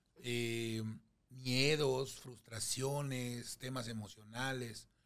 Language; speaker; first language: Spanish; native; Spanish